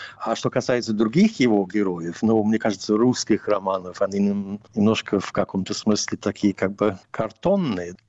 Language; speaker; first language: Russian; non-native, fluent; English